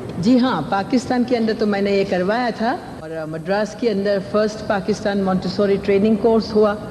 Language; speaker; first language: Urdu; non-native, local second language; Gujarati